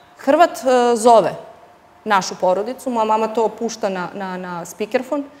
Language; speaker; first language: Serbian; native; Serbian